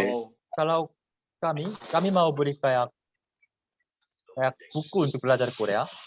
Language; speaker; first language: Indonesian; non-native, fluent; Korean